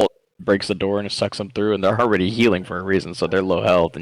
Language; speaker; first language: English; native; English